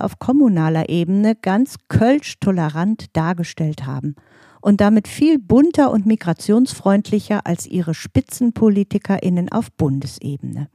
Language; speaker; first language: German; native; German